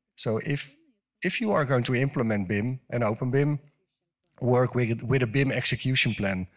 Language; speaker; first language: English; non-native, fluent; Dutch